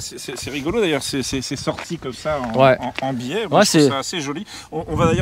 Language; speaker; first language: French; native; French